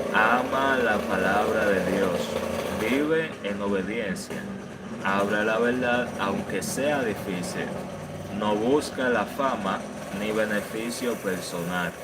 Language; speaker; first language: Spanish; native; Spanish